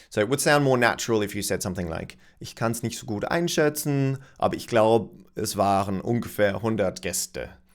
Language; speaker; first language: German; non-native, fluent; English